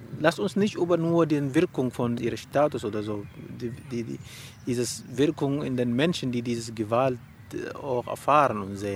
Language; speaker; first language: German; non-native, learner; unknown